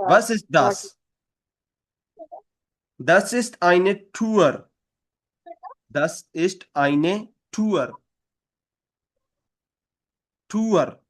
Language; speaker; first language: German; non-native, fluent; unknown